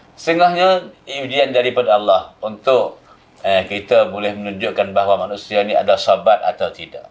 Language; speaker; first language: Malay; non-native, fluent; Thai